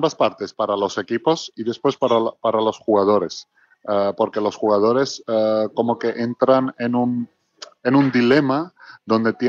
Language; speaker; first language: Spanish; non-native, fluent; Georgian